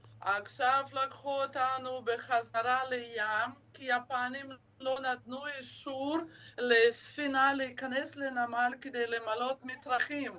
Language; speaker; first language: Hebrew; non-native, fluent; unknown